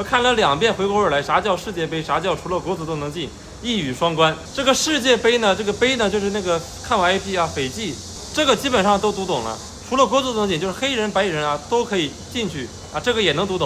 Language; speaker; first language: Chinese; native; Chinese